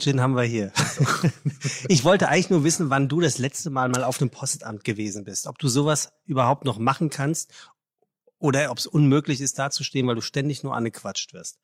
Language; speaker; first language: German; native; German